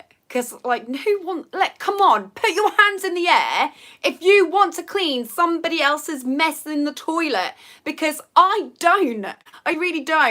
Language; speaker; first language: English; native; English